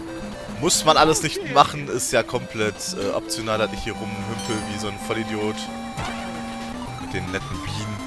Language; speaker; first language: German; native; German